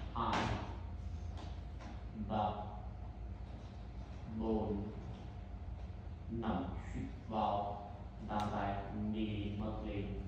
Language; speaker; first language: Vietnamese; non-native, learner; Indonesian